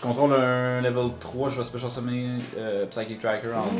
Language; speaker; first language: French; native; French